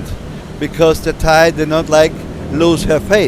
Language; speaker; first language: English; non-native, learner; German